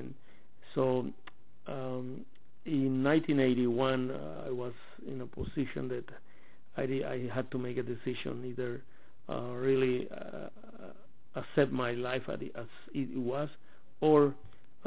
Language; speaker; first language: English; non-native, fluent; Spanish